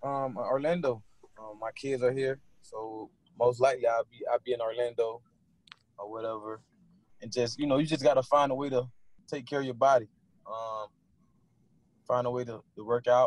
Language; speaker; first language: English; native; English